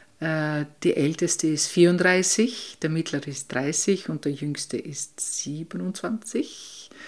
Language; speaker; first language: German; native; German